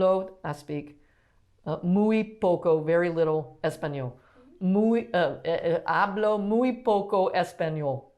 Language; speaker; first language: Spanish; non-native, learner; English